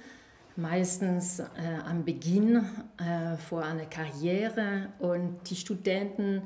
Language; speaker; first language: German; non-native, fluent; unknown